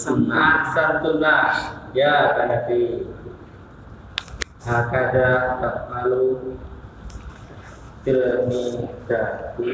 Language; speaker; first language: Arabic; non-native, learner; Indonesian